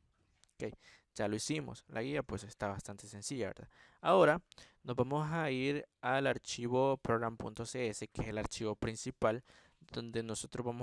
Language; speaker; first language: Spanish; native; Spanish